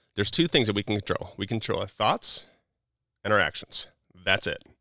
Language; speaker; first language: English; native; English